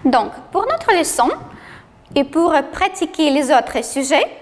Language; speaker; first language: French; non-native, fluent; Ukrainian